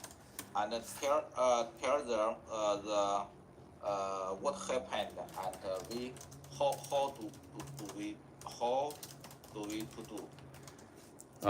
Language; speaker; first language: English; non-native, learner; Chinese